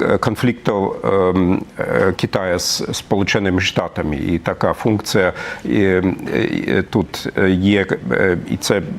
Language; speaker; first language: Ukrainian; non-native, fluent; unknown